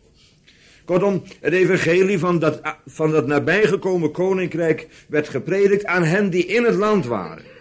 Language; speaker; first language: Dutch; native; Dutch